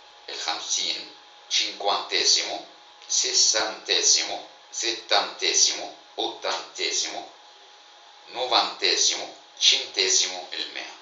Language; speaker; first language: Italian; non-native, fluent; Arabic